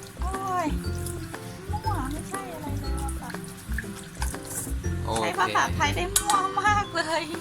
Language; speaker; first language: Thai; native; Thai